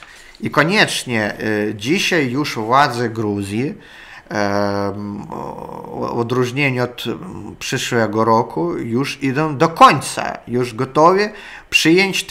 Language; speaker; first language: Polish; non-native, learner; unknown